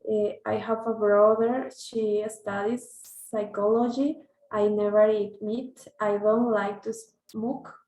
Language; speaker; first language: English; non-native, learner; Spanish